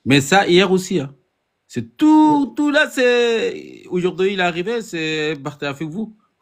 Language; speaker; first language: French; non-native, learner; Arabic